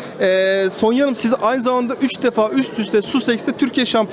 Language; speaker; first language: Turkish; native; Turkish